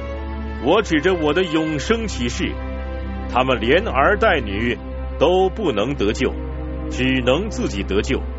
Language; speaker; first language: Chinese; native; Chinese